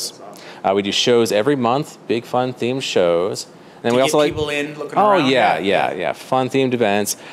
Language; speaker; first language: English; native; English